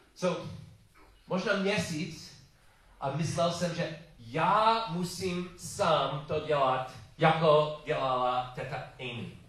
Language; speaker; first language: Czech; non-native, learner; English